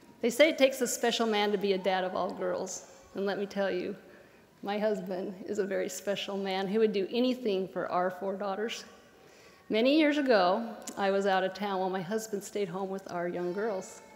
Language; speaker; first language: English; native; English